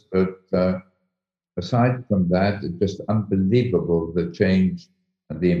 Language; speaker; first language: English; native; English